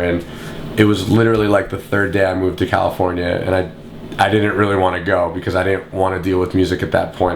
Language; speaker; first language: English; native; English